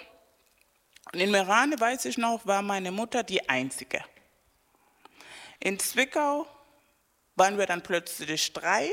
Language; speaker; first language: German; non-native, fluent; Spanish